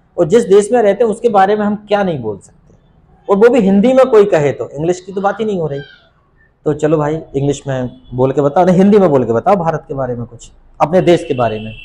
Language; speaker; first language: Hindi; native; Hindi